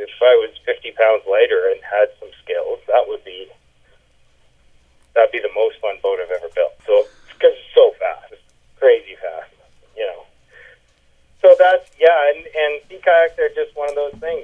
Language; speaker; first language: English; native; English